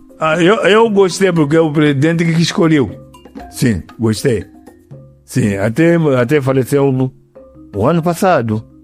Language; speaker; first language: Portuguese; non-native, local second language; Yao